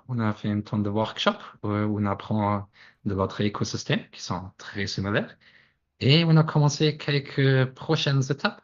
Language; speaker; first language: French; non-native, fluent; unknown